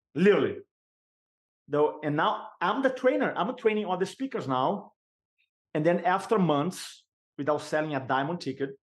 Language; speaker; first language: English; non-native, fluent; Portuguese